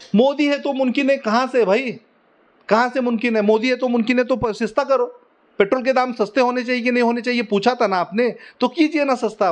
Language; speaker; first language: Hindi; non-native, local second language; Marathi